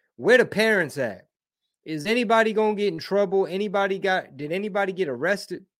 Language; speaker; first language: English; early bilingual, other home language; Spanish